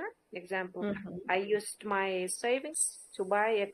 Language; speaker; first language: English; non-native, learner; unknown